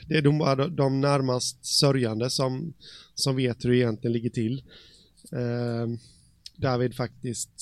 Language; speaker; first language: Swedish; native; Swedish